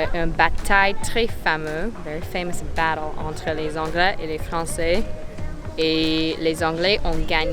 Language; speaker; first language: French; non-native, local second language; English